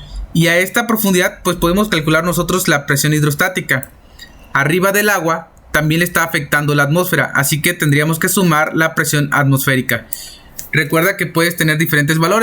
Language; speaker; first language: Spanish; native; Spanish